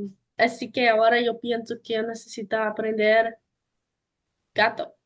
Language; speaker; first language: Spanish; non-native, learner; English